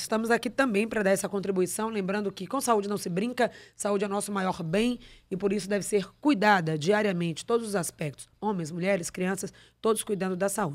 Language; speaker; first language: Portuguese; native; Portuguese